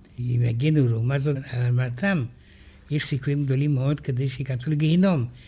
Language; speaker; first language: Hebrew; non-native, fluent; Romanian